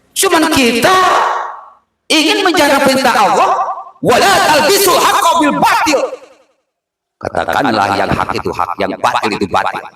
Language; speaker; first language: Indonesian; non-native, local second language; Sundanese